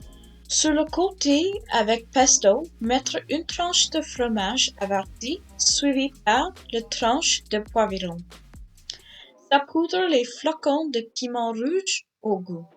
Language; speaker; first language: French; non-native, learner; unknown